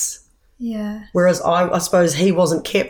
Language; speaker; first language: English; native; English